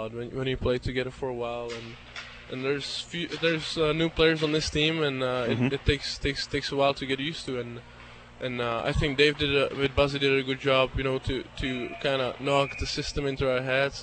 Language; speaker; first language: English; non-native, fluent; Czech